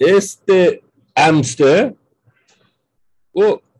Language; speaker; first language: Spanish; non-native, learner; English